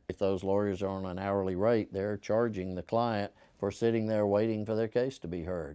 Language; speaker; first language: English; native; English